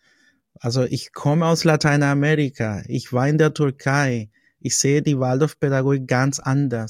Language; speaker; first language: German; non-native, fluent; Spanish